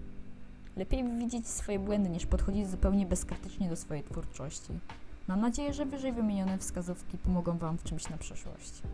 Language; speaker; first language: Polish; native; Polish